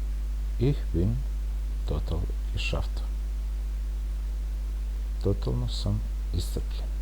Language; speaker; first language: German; non-native, fluent; Bosnian